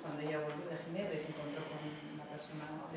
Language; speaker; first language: Spanish; native; Spanish